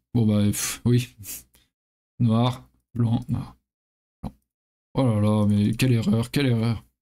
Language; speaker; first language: French; native; French